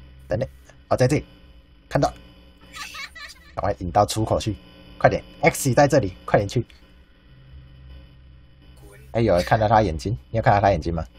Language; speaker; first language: Chinese; native; Chinese